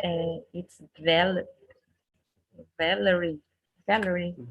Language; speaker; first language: English; non-native, learner; Portuguese